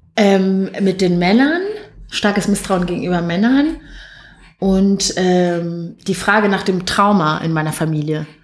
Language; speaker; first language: German; early bilingual, other home language; Kinyarwanda